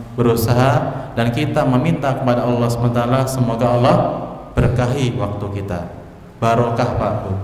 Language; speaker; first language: Indonesian; non-native, local second language; Javanese